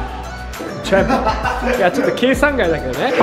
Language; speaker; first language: Japanese; native; Japanese